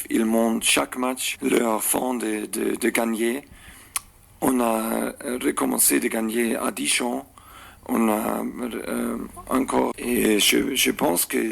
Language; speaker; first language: French; non-native, learner; German